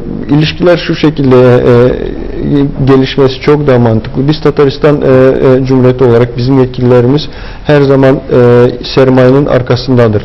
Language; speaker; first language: Turkish; non-native, fluent; Tatar